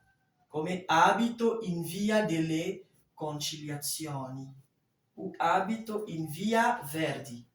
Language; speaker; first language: Italian; non-native, fluent; French